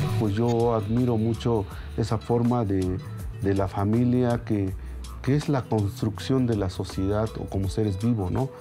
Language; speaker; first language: Spanish; non-native, local second language; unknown